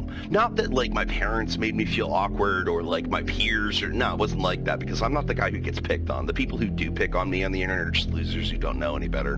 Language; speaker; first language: English; native; English